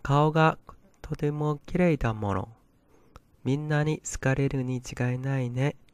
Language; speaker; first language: Japanese; non-native, fluent; Chinese